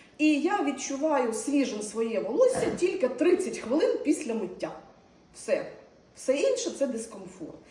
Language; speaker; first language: Ukrainian; non-native, local second language; Russian